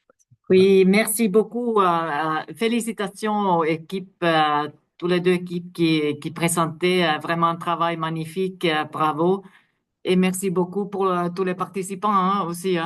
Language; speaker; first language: French; non-native, fluent; Finnish